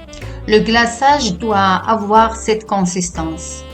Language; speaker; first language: French; non-native, fluent; Italian